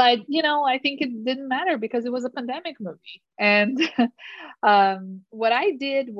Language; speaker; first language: English; non-native, fluent; Portuguese